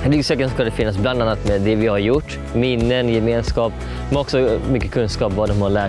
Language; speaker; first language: Swedish; native; Swedish